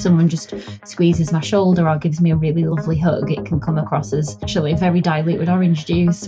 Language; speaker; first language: English; native; English